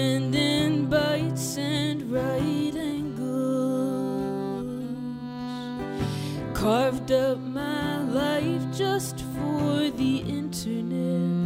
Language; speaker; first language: English; native; English